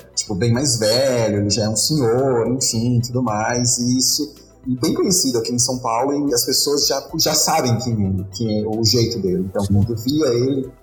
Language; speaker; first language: Portuguese; native; Portuguese